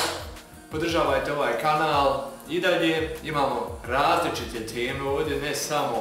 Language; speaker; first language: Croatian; early bilingual, heritage; Croatian